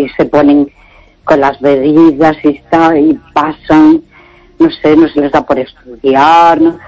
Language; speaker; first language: Spanish; native; Spanish